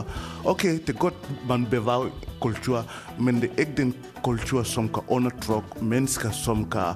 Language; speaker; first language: Danish; non-native, fluent; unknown